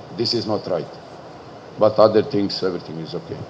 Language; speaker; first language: English; non-native, learner; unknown